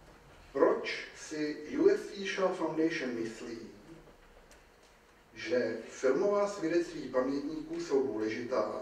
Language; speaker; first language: Czech; native; Czech